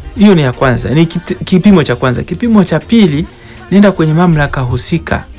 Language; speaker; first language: Swahili; native; Swahili